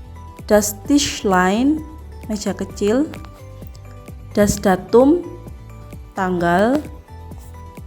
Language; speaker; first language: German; non-native, fluent; Indonesian